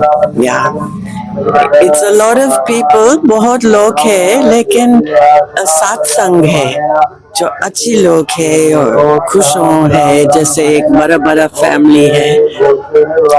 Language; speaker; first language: Hindi; non-native, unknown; English